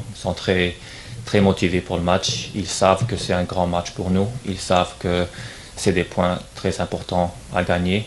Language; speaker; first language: French; non-native, fluent; English